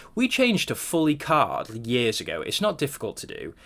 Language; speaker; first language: English; native; English